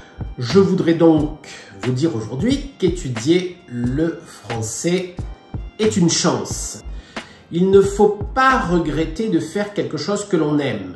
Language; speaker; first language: French; non-native, fluent; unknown